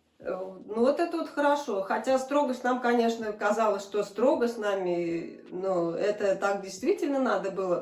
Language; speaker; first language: Russian; native; Russian